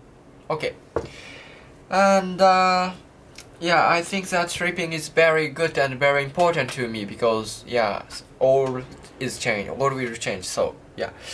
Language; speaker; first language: English; non-native, learner; Japanese